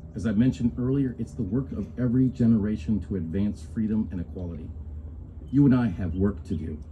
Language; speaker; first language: English; native; English